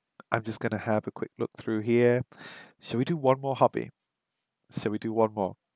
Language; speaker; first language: English; native; English